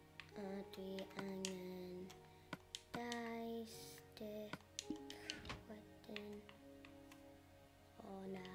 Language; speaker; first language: Welsh; non-native, local second language; English